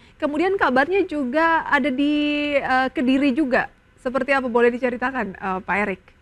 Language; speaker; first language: Indonesian; native; Indonesian